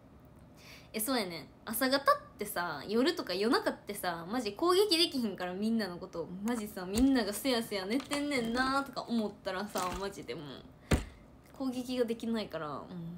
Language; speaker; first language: Japanese; native; Japanese